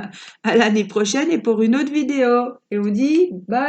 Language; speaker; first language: French; native; French